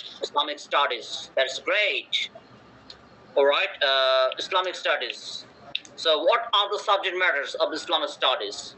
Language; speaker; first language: English; non-native, fluent; Bangla